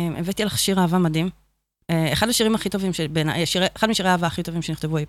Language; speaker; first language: Hebrew; native; Hebrew